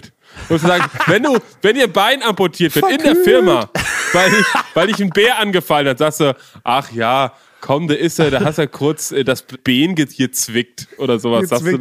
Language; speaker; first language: German; native; German